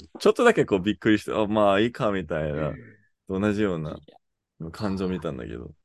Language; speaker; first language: Japanese; non-native, fluent; English